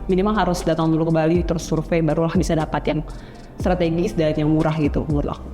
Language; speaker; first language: Indonesian; native; Indonesian